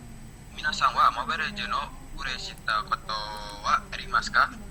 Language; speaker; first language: Japanese; non-native, learner; Indonesian